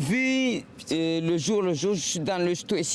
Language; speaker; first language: French; non-native, local second language; Comorian